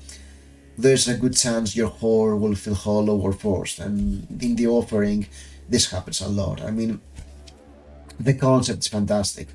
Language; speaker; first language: English; non-native, fluent; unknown